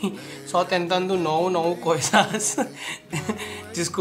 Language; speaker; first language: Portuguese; non-native, learner; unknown